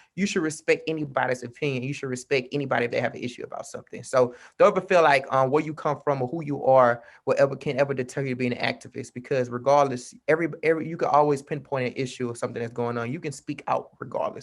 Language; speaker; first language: English; native; English